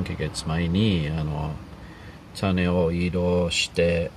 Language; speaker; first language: Japanese; non-native, learner; English